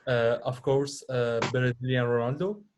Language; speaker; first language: English; non-native, learner; Persian